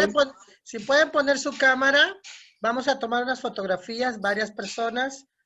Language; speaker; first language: Spanish; native; Spanish